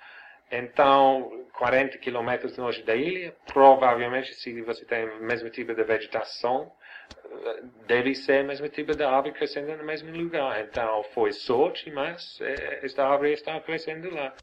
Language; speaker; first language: Portuguese; non-native, fluent; English